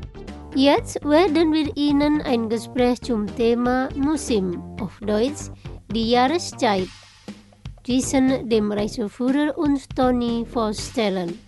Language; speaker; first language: German; non-native, fluent; Indonesian